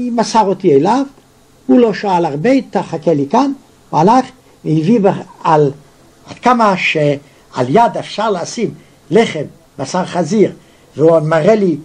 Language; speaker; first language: Hebrew; non-native, fluent; Yiddish